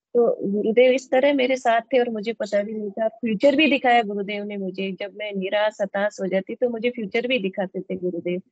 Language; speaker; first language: Hindi; native; Hindi